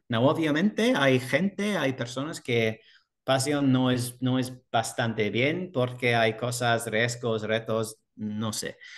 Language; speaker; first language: Spanish; non-native, learner; English